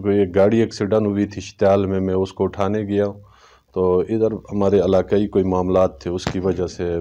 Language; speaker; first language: Urdu; non-native, local second language; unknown